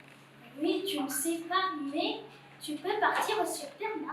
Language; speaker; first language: French; non-native, learner; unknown